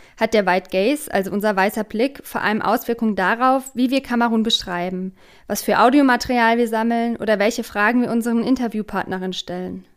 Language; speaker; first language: German; native; German